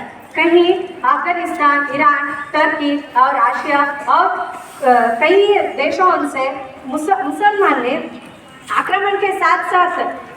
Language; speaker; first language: Hindi; non-native, local second language; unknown